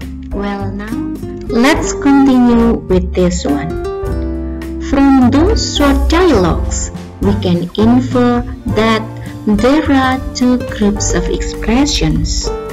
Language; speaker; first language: English; non-native, fluent; Indonesian